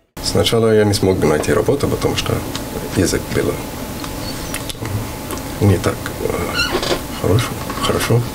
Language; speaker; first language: Russian; non-native, learner; Arabic